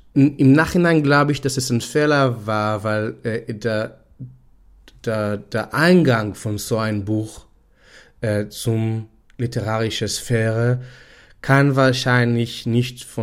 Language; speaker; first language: German; non-native, fluent; Hebrew